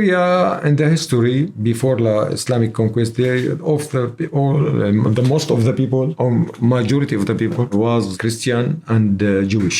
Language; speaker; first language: English; non-native, learner; Arabic